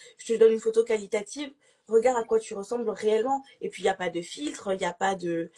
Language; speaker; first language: French; native; French